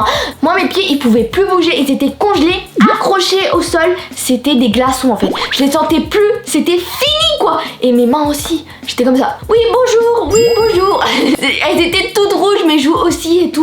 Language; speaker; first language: French; native; French